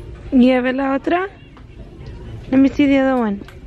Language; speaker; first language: Spanish; early bilingual, heritage; Spanish